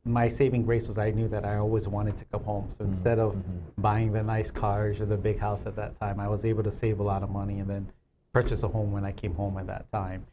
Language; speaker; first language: English; native; English